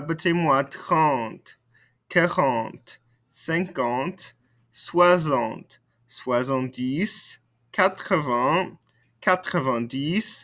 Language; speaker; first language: French; non-native, fluent; English